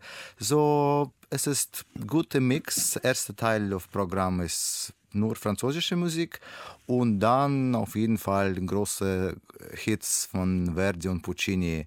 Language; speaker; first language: German; non-native, learner; Russian